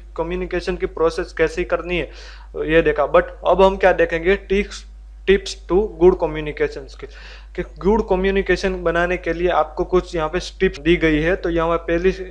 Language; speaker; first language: Hindi; non-native, local second language; Gujarati